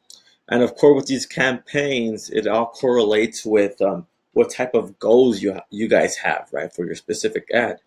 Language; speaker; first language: English; native; English